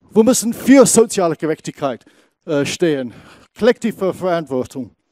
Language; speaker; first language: German; non-native, fluent; English